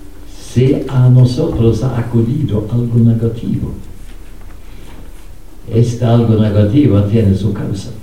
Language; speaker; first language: Spanish; non-native, fluent; Norwegian